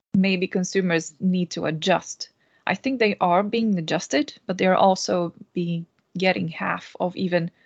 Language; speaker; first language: English; non-native, fluent; Portuguese